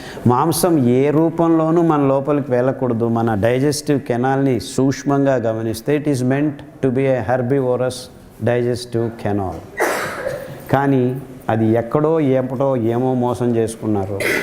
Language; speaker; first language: Telugu; native; Telugu